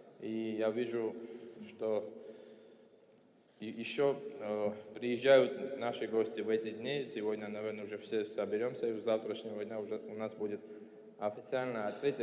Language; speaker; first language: Russian; non-native, fluent; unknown